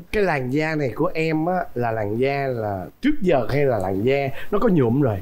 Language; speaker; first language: Vietnamese; native; Vietnamese